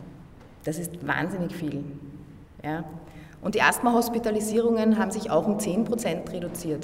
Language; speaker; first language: German; native; German